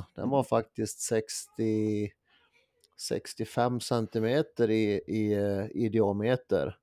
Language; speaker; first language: Swedish; native; Swedish